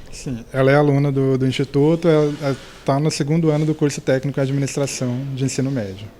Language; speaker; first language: Portuguese; native; Portuguese